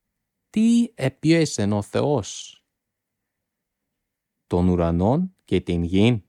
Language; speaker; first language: Greek; non-native, fluent; English